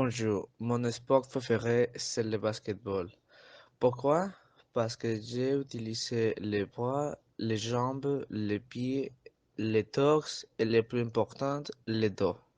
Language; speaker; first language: French; non-native, learner; Spanish